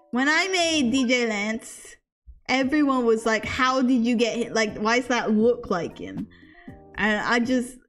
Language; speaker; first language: English; native; English